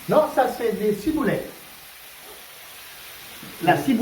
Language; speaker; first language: French; non-native, fluent; Italian